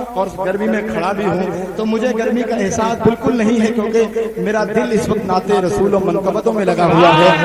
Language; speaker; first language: Urdu; native; Urdu